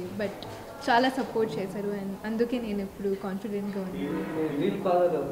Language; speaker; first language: Telugu; non-native, local second language; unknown